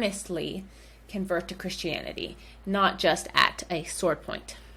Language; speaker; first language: English; native; English